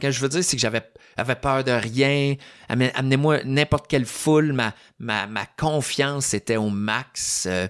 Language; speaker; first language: French; native; French